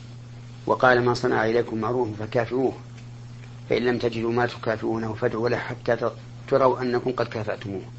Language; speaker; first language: Arabic; native; Arabic